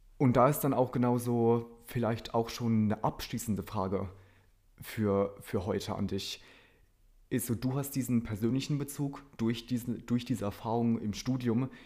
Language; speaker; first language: German; early bilingual, other home language; Polish